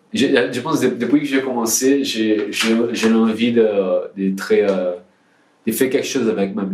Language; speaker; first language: French; non-native, learner; Portuguese